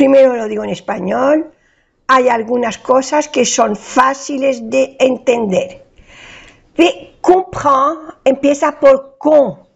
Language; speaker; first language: Spanish; non-native, fluent; French